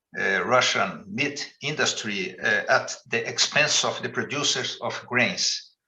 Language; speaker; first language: English; non-native, fluent; Portuguese